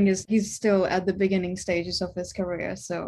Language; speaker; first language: English; non-native, local second language; Urdu